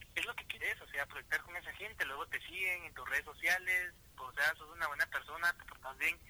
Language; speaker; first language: Spanish; native; Spanish